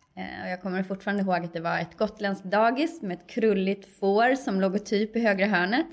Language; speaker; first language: Swedish; native; Swedish